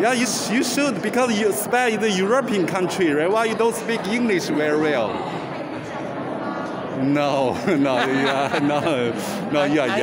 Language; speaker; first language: English; non-native, learner; Chinese